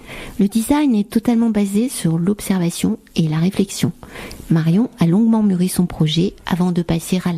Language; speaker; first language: French; native; French